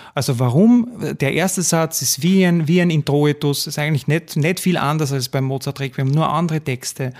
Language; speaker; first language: German; native; German